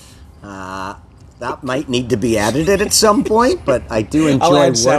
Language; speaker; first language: English; native; English